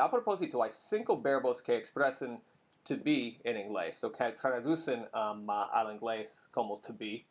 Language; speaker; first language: Spanish; non-native, fluent; English